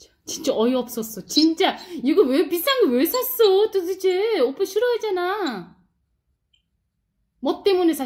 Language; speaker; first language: Korean; non-native, fluent; Uzbek